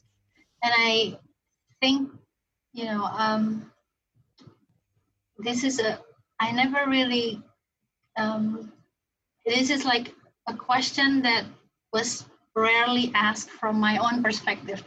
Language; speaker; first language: English; non-native, fluent; Indonesian